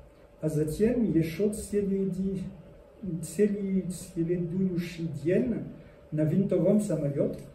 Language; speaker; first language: Russian; non-native, learner; French